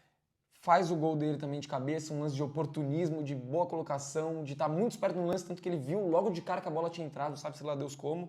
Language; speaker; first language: Portuguese; native; Portuguese